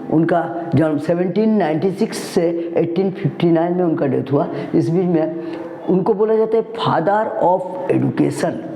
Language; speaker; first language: Hindi; non-native, local second language; Bangla